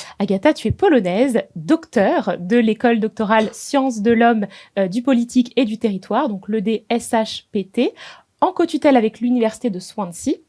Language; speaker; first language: French; native; French